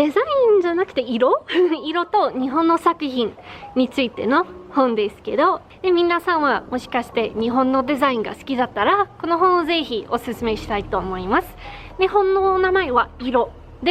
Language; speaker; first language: Japanese; non-native, fluent; Afrikaans